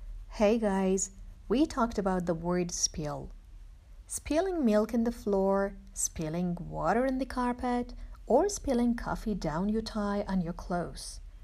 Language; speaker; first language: English; non-native, fluent; Persian